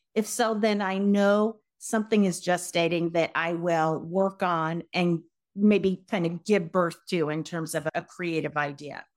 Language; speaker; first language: English; native; English